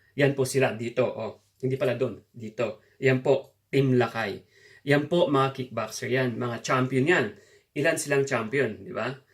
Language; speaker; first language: Filipino; non-native, local second language; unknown